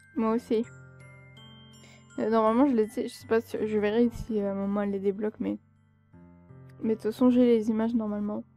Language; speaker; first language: French; native; French